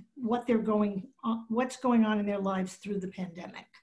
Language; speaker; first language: English; native; English